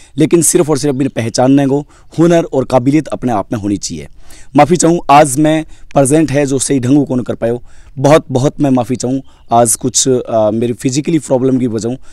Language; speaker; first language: Hindi; native; Hindi